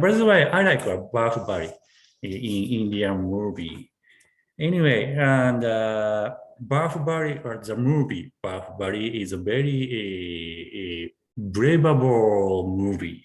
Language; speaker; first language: English; non-native, learner; Japanese